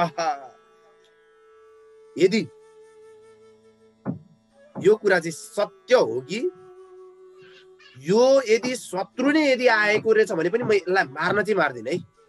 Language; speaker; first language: Nepali; native; Nepali